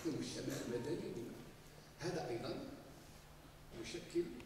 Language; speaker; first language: Arabic; native; Arabic